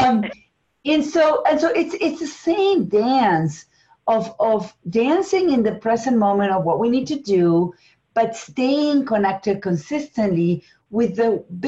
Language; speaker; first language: English; non-native, fluent; Spanish